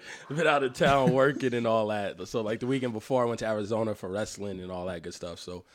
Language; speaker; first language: English; early bilingual, other home language; Spanish